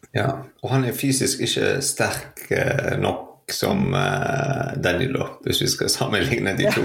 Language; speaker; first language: Norwegian; non-native, fluent; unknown